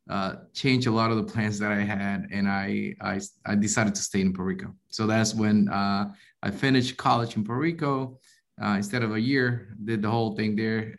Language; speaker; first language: English; early bilingual, other home language; Spanish